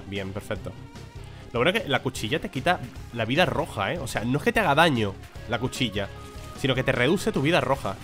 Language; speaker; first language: Spanish; native; Spanish